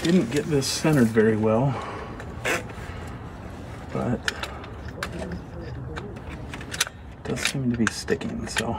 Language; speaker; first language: English; native; English